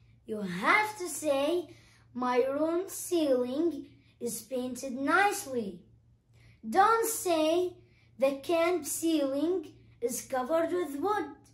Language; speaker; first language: English; non-native, fluent; Arabic